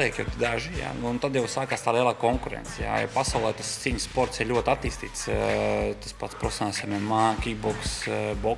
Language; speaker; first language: Latvian; native; Latvian